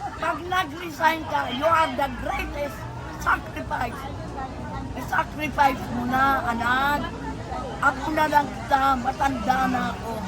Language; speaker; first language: Filipino; non-native, local second language; Iloko